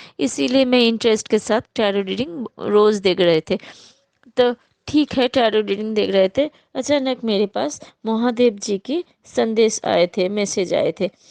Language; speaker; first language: Hindi; non-native, local second language; Bangla